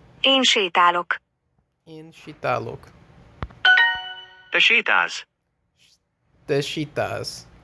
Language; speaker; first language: Hungarian; non-native, learner; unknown